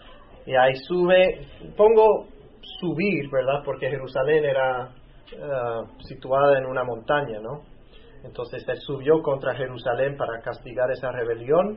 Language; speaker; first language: Spanish; native; Spanish